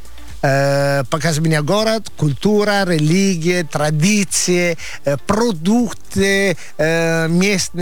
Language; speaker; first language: Russian; non-native, fluent; Italian